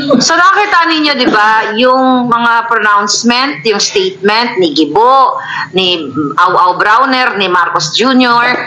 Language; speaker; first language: Filipino; non-native, local second language; Cebuano